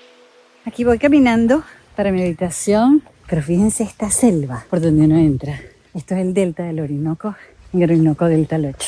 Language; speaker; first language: Spanish; native; Spanish